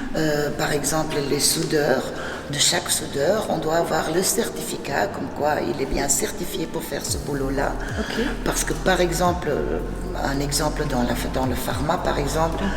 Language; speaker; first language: French; non-native, fluent; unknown